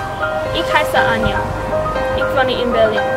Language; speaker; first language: German; non-native, learner; English